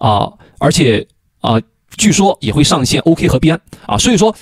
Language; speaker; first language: Chinese; native; Chinese